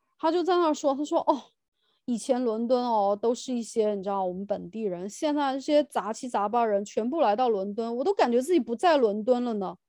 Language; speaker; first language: Chinese; native; Chinese